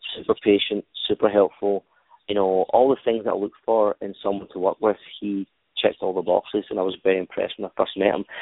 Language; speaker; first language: English; native; English